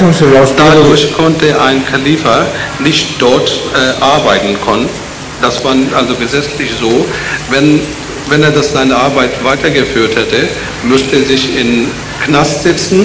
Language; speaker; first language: German; non-native, learner; Urdu